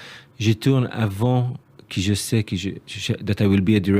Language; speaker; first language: French; non-native, learner; Hebrew